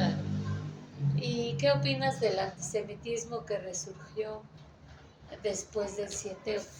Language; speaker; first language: Spanish; native; Spanish